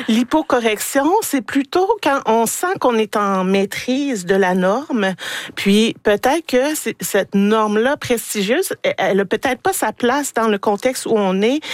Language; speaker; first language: French; native; French